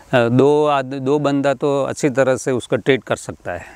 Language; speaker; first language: Hindi; non-native, local second language; Gujarati